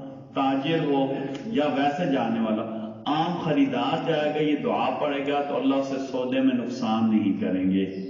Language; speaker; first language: Urdu; native; Urdu